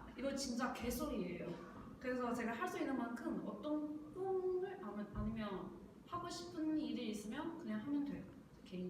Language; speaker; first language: Korean; non-native, learner; Chinese